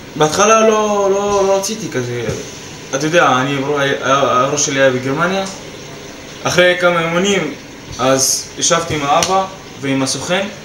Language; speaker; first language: Hebrew; non-native, local second language; Arabic